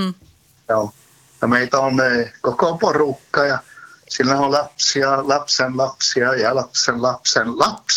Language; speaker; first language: Finnish; native; Finnish